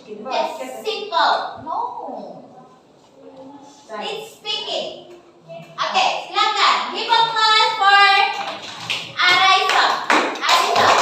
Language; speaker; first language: English; non-native, learner; Indonesian